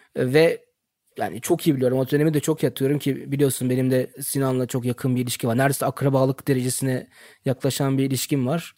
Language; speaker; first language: Turkish; early bilingual, heritage; Turkish